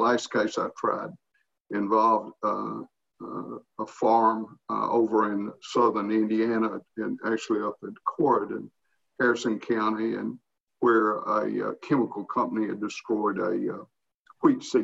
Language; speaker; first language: English; native; English